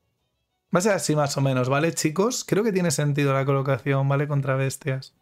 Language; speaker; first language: Spanish; native; Spanish